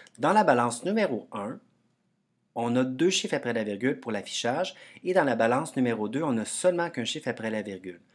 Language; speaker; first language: French; native; French